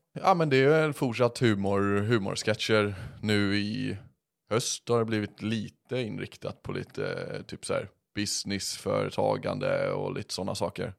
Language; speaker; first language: Swedish; early bilingual, other home language; English